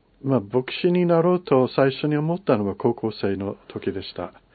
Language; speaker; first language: Japanese; non-native, fluent; English